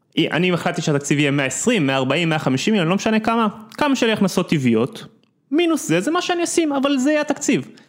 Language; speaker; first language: Hebrew; native; Hebrew